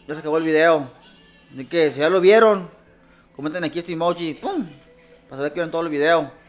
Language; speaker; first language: Spanish; early bilingual, other home language; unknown